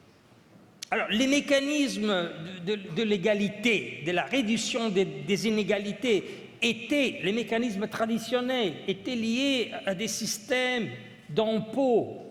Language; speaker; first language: French; non-native, fluent; Italian